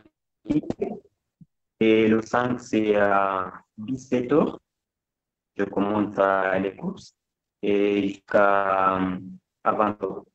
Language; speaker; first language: French; non-native, fluent; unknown